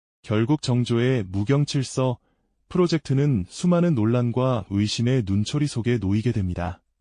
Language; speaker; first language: Korean; native; Korean